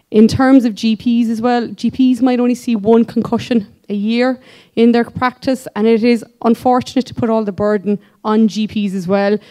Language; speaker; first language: English; native; English